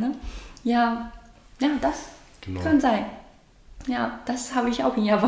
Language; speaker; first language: German; non-native, learner; Japanese